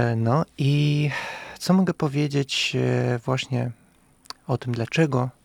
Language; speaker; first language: Polish; non-native, fluent; Russian